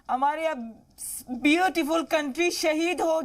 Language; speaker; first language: Hindi; non-native, learner; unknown